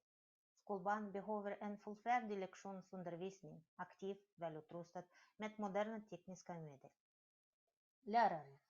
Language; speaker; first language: Swedish; non-native, learner; Russian